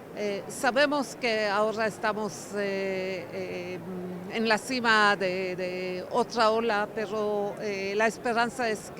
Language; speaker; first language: Spanish; non-native, fluent; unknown